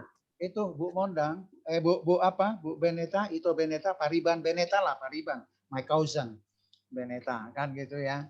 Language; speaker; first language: Indonesian; native; Indonesian